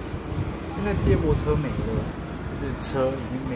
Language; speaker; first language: Chinese; native; Chinese